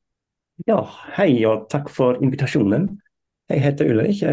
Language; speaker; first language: Norwegian; non-native, fluent; German